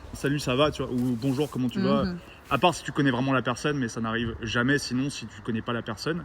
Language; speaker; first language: French; native; French